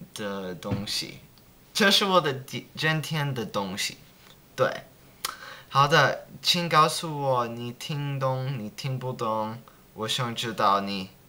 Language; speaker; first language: Chinese; non-native, learner; English